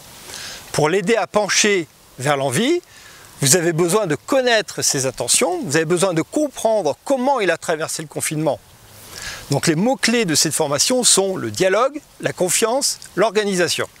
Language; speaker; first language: French; native; French